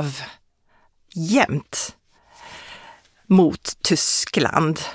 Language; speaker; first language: Swedish; non-native, fluent; German